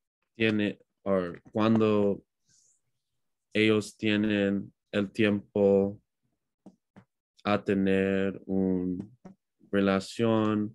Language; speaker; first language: Spanish; non-native, learner; English